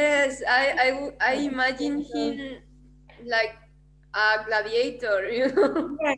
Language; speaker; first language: English; non-native, fluent; Spanish